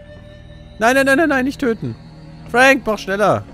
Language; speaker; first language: German; native; German